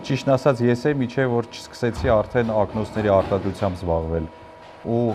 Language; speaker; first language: Armenian; native; Armenian